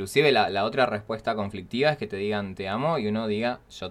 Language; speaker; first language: Spanish; native; Spanish